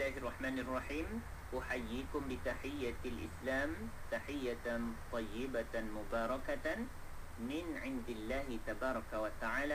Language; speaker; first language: Arabic; non-native, fluent; Malay